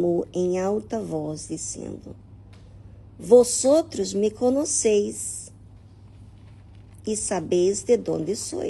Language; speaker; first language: Portuguese; non-native, learner; Spanish